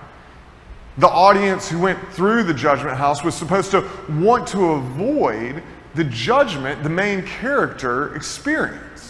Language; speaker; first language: English; native; English